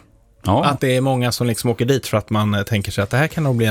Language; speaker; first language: Swedish; native; Swedish